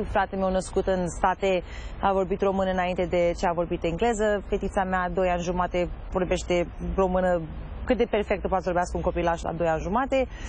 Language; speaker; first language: Romanian; early bilingual, heritage; Romanian